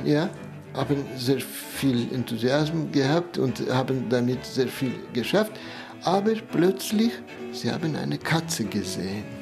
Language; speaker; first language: German; non-native, fluent; Russian